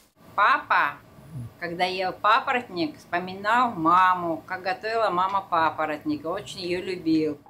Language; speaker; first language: Russian; non-native, local second language; Korean